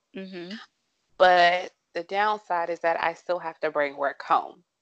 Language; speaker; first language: English; native; English